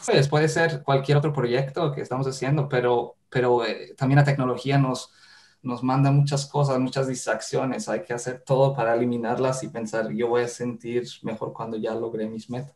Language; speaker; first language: Spanish; non-native, fluent; English